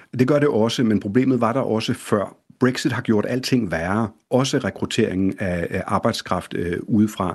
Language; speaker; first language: Danish; native; Danish